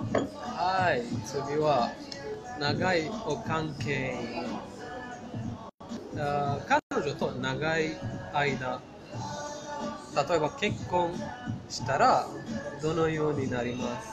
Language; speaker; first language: Japanese; non-native, fluent; Persian